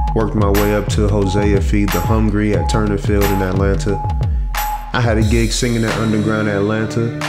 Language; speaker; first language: English; native; English